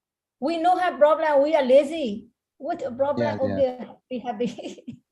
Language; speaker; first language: English; non-native, learner; Burmese